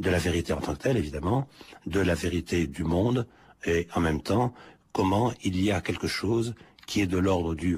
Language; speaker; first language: French; native; French